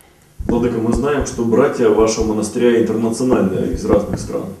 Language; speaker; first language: Russian; native; Russian